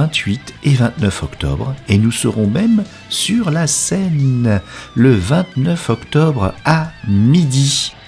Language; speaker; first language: French; native; French